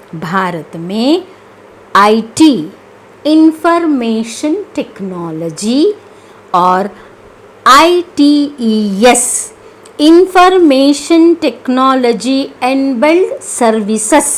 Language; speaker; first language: Hindi; non-native, local second language; Kannada